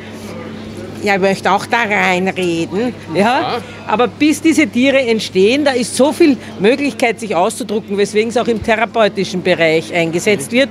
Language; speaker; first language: German; native; German